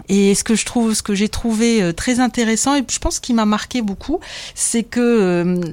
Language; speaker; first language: French; native; French